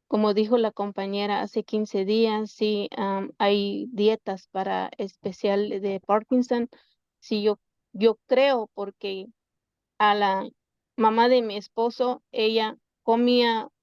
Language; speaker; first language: Spanish; non-native, local second language; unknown